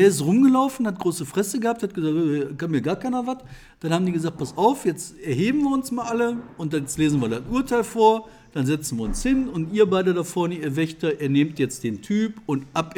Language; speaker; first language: German; native; German